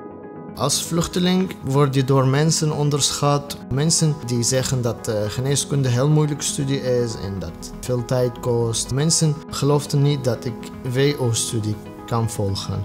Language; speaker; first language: Dutch; non-native, fluent; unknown